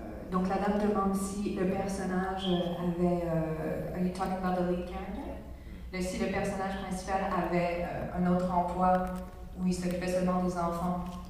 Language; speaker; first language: French; native; French